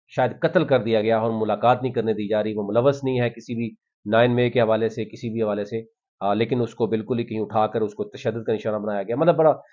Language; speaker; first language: Urdu; non-native, local second language; Punjabi